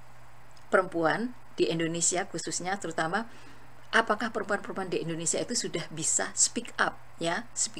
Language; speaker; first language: Indonesian; native; Indonesian